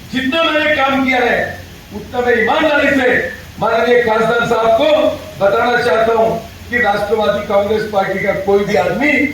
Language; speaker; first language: Hindi; non-native, local second language; Marathi